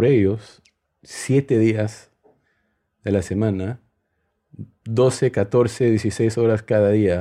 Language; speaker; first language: Spanish; early bilingual, heritage; Spanish